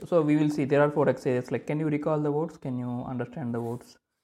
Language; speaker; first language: English; non-native, local second language; Telugu